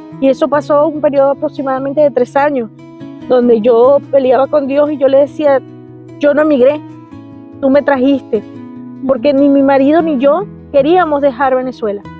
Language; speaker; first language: Spanish; native; Spanish